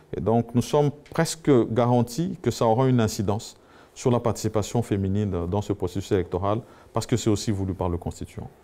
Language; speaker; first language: French; non-native, local second language; Swahili